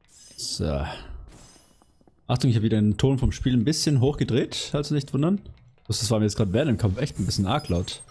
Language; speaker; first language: German; native; German